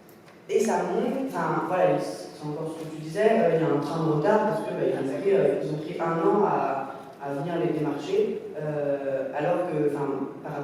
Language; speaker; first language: French; native; French